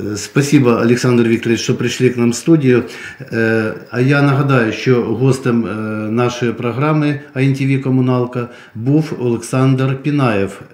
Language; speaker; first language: Ukrainian; non-native, local second language; Russian